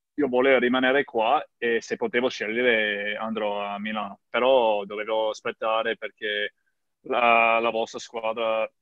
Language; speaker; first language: Italian; non-native, learner; English